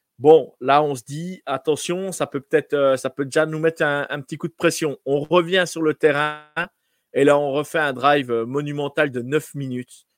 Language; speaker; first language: French; native; French